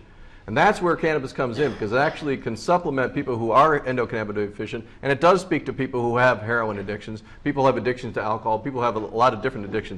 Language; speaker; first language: English; native; English